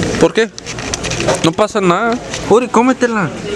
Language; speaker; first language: Spanish; early bilingual, heritage; Spanish